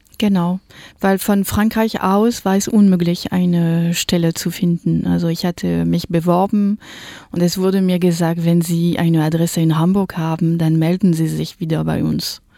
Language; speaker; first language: German; non-native, fluent; French